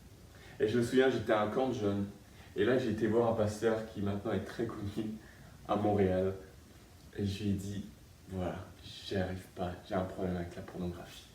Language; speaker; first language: French; native; French